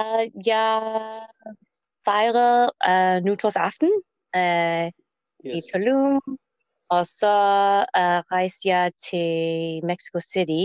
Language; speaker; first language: Danish; non-native, learner; English